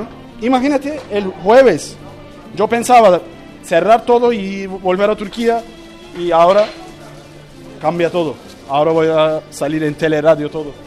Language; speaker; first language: Spanish; non-native, learner; Turkish